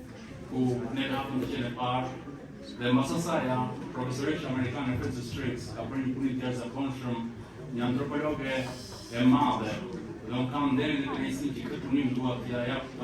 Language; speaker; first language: Albanian; native; Albanian